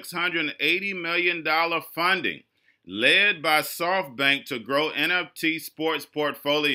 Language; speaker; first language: English; native; English